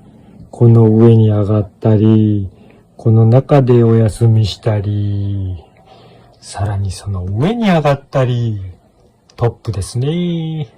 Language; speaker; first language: Japanese; native; Japanese